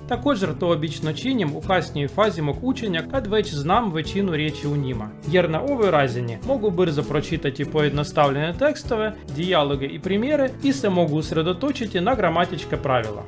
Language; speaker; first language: Croatian; non-native, learner; Russian